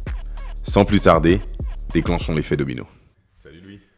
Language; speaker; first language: French; native; French